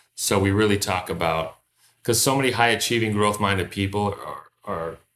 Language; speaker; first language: English; native; English